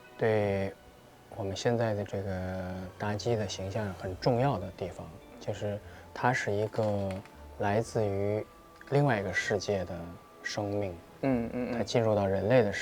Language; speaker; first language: Chinese; native; Chinese